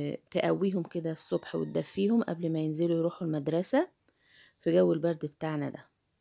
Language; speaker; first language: Arabic; native; Arabic